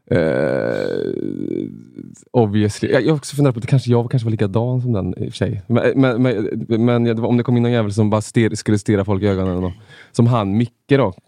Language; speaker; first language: Swedish; native; Swedish